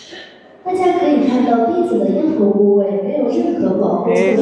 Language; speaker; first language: Chinese; native; Chinese